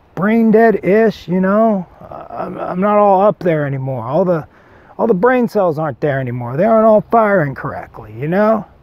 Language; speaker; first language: English; native; English